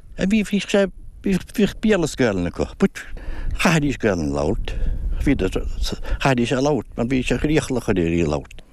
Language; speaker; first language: Irish; native; Irish